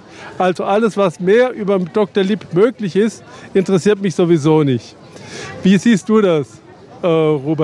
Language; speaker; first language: German; native; German